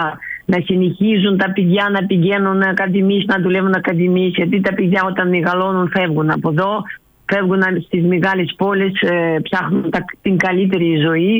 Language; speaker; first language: Greek; non-native, learner; Russian